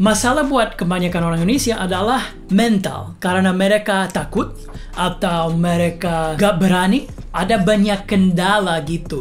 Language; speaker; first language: Indonesian; non-native, fluent; English